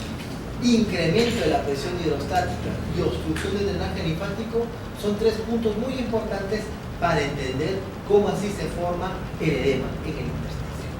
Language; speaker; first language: Spanish; native; Spanish